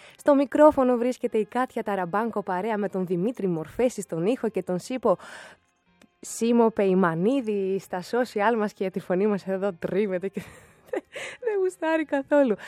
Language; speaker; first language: Greek; early bilingual, other home language; Russian